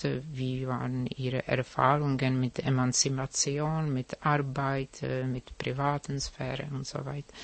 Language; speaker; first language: German; non-native, fluent; Czech